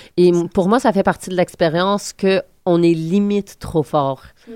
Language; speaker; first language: French; native; French